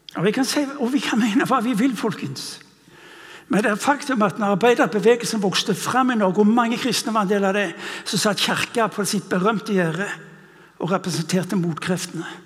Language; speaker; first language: Norwegian; non-native, fluent; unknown